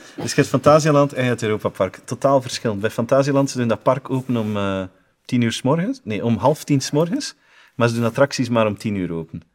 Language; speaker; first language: Dutch; native; Dutch